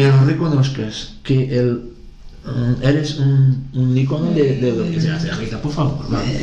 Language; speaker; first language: Spanish; non-native, fluent; Portuguese